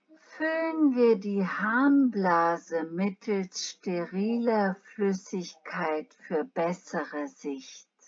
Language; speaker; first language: German; non-native, learner; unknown